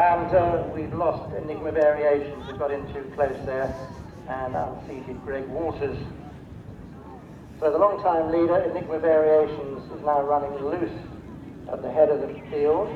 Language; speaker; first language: English; native; English